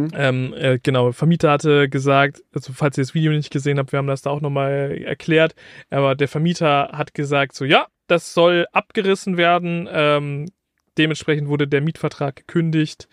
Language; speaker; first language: German; native; German